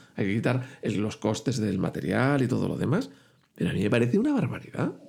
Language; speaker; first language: Spanish; native; Spanish